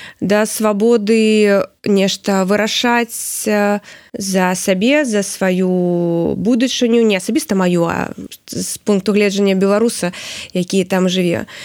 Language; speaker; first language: Belarusian; non-native, local second language; Russian